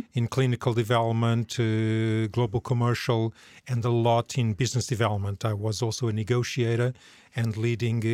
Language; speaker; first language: English; non-native, fluent; Portuguese